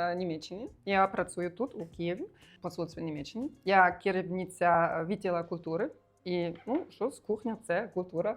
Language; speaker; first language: Ukrainian; non-native, learner; German